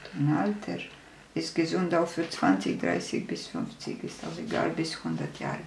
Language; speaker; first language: German; non-native, fluent; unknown